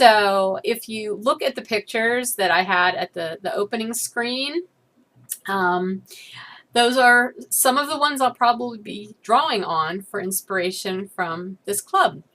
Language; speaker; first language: English; native; English